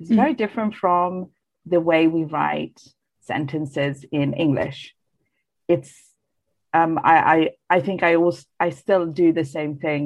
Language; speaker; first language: English; non-native, fluent; Bangla